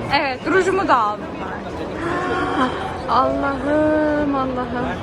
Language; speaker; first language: Turkish; early bilingual, heritage; Turkish